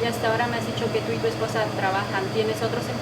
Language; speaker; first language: Spanish; non-native, fluent; Portuguese